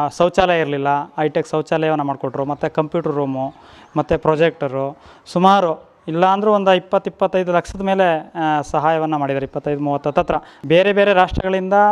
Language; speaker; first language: Kannada; native; Kannada